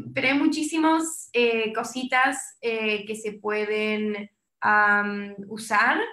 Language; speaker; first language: Spanish; early bilingual, heritage; Spanish